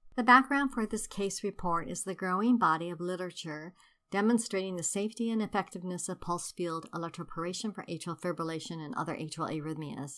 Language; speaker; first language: English; native; English